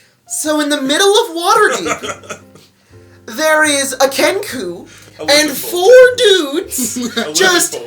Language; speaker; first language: English; native; English